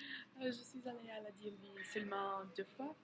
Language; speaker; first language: French; non-native, learner; English